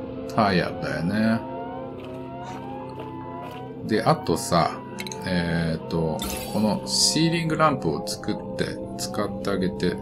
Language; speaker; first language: Japanese; native; Japanese